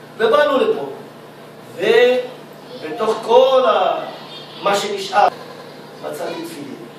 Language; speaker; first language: Hebrew; early bilingual, other home language; Arabic